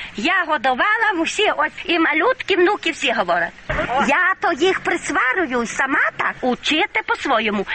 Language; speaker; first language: Ukrainian; native; Ukrainian